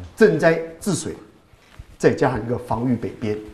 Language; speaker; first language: Chinese; native; Chinese